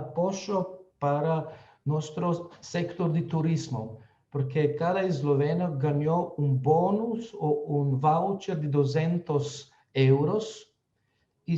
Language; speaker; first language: Spanish; non-native, fluent; Slovenian